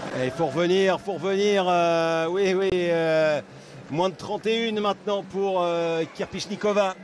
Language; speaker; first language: French; native; French